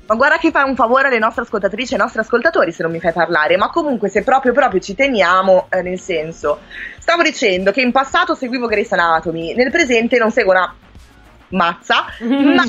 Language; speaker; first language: Italian; native; Italian